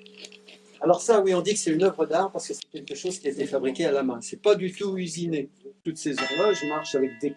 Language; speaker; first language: French; native; French